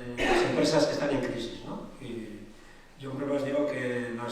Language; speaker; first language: Spanish; native; Spanish